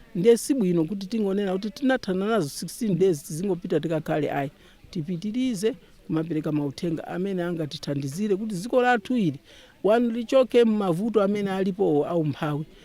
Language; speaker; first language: Nyanja; native; Nyanja